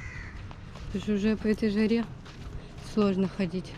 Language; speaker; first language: Russian; native; Russian